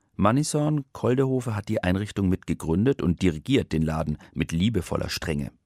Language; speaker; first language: German; native; German